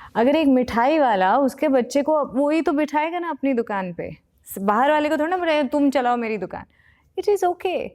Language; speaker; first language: Hindi; native; Hindi